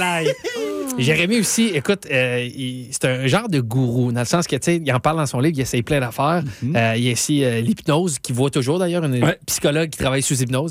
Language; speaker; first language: French; native; French